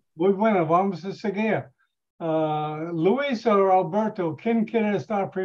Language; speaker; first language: Spanish; non-native, learner; English